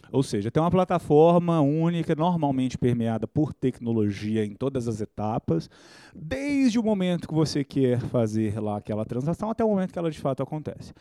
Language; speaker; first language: Portuguese; native; Portuguese